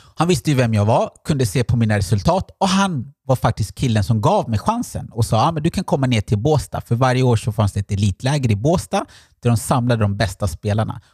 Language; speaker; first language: Swedish; early bilingual, other home language; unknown